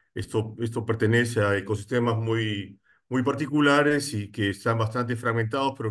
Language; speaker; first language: Spanish; native; Spanish